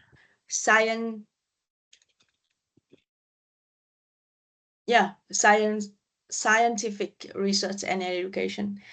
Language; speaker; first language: English; non-native, learner; Vietnamese